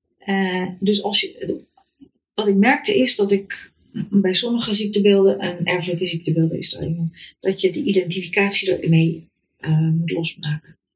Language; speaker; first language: Dutch; native; Dutch